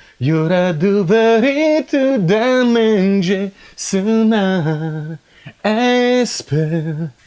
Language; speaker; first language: Russian; non-native, learner; German